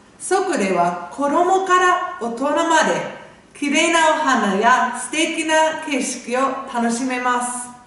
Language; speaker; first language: Japanese; non-native, fluent; English